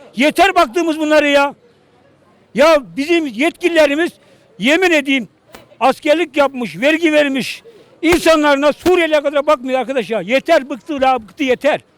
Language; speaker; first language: Turkish; native; Turkish